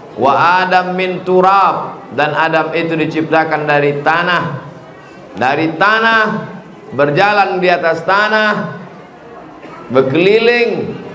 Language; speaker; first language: Indonesian; native; Indonesian